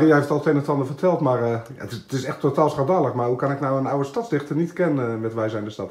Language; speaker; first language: Dutch; native; Dutch